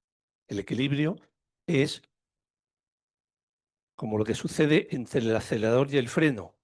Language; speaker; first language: Spanish; native; Spanish